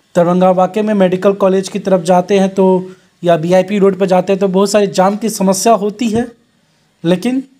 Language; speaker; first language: Hindi; native; Hindi